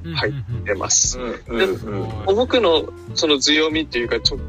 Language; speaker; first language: Japanese; early bilingual, heritage; Japanese